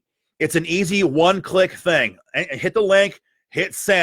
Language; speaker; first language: English; native; English